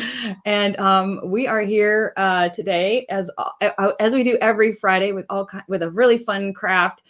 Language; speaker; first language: English; native; English